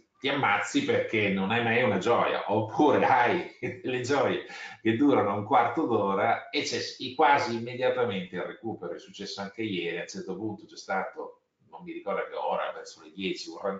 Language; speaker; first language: Italian; native; Italian